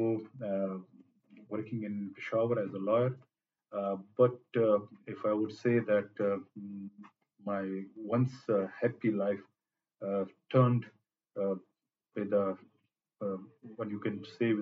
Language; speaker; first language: English; non-native, local second language; Pashto